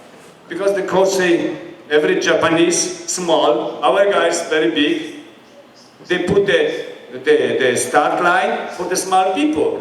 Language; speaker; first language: English; non-native, learner; Polish